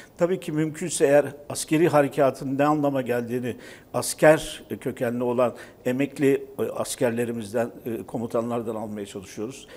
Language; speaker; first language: Turkish; native; Turkish